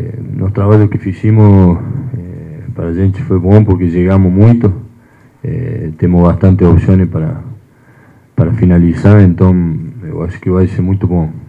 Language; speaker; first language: Portuguese; non-native, fluent; Spanish